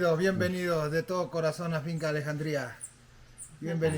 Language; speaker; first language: Spanish; native; Spanish